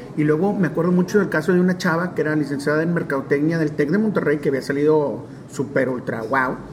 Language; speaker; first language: Spanish; non-native, local second language; English